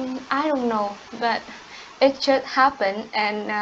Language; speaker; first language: English; non-native, learner; Vietnamese